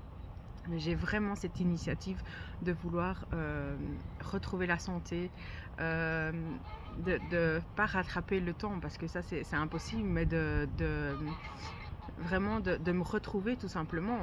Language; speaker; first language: French; native; French